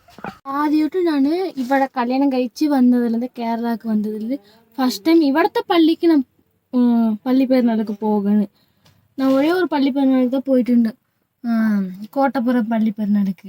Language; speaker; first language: Malayalam; non-native, learner; Tamil